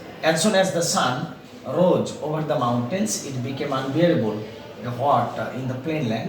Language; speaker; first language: English; non-native, local second language; Bangla